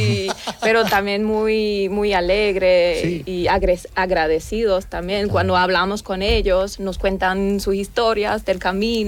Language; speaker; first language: Spanish; non-native, fluent; German